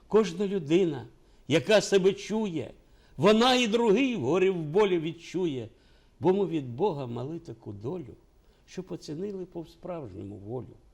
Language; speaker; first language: Ukrainian; non-native, local second language; Russian